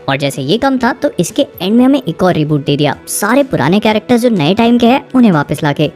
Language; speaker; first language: Hindi; native; Hindi